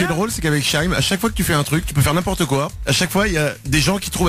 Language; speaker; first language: French; native; French